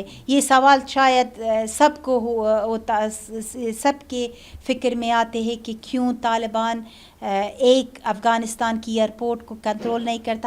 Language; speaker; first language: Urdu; non-native, learner; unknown